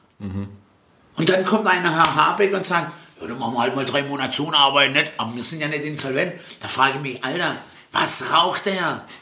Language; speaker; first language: German; early bilingual, other home language; Italian